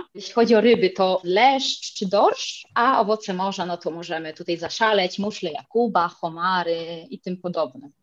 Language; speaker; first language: Polish; early bilingual, heritage; Spanish